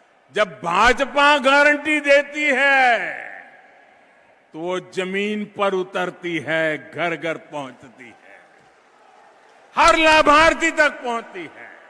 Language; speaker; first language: Hindi; non-native, local second language; Gujarati